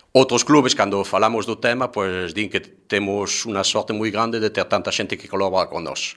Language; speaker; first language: Galician; non-native, fluent; French